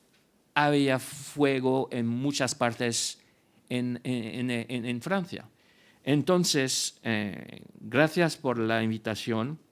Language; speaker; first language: Spanish; non-native, fluent; French